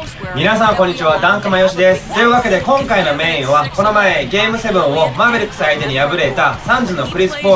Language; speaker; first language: Japanese; native; Japanese